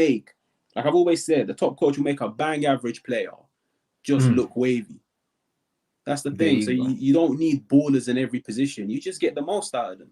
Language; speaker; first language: English; native; English